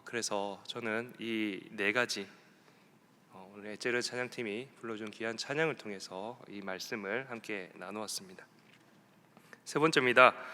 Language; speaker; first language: Korean; native; Korean